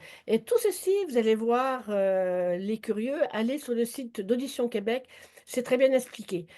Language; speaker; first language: French; native; French